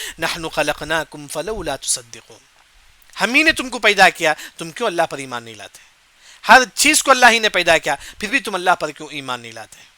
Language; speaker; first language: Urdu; non-native, local second language; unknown